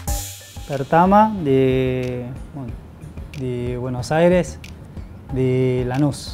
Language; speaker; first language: Indonesian; non-native, learner; Spanish